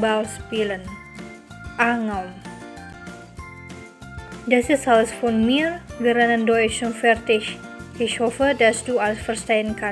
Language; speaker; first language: German; non-native, learner; Indonesian